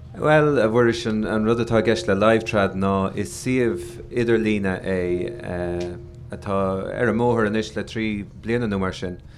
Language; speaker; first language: Irish; native; Irish